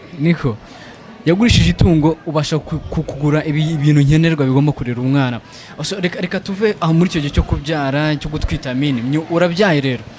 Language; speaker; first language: Kinyarwanda; native; Kinyarwanda